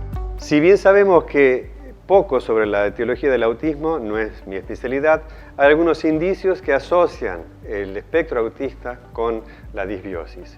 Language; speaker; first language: Spanish; native; Spanish